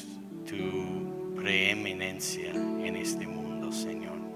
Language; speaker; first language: Spanish; non-native, fluent; English